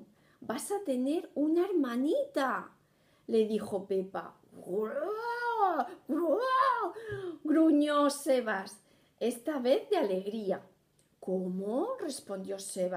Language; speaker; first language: Spanish; native; Spanish